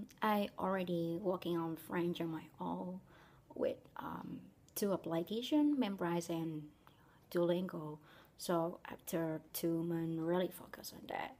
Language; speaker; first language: English; non-native, learner; Vietnamese